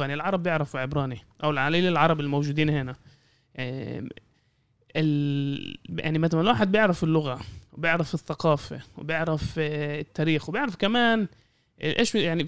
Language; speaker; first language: Arabic; native; Arabic